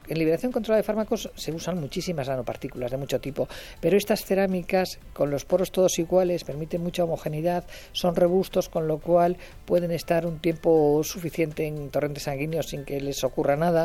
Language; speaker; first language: Spanish; native; Spanish